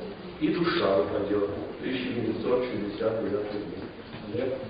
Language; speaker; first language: Russian; non-native, fluent; English